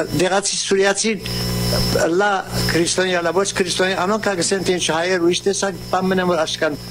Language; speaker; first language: Armenian; early bilingual, heritage; Armenian